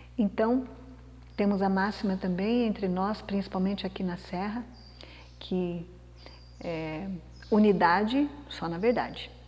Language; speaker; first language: Portuguese; native; Portuguese